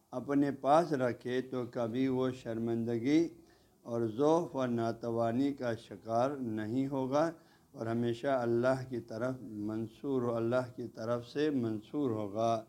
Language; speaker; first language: Urdu; non-native, local second language; Balti